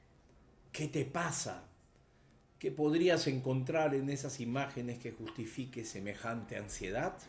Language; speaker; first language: Spanish; native; Spanish